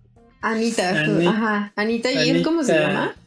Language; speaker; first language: Spanish; native; Spanish